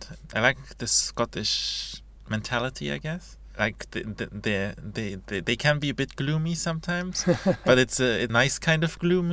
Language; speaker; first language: English; non-native, fluent; Luxembourgish